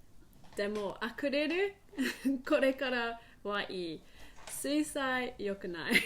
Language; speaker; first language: Japanese; non-native, learner; English